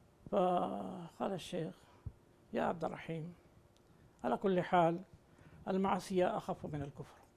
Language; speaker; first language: Arabic; non-native, fluent; Urdu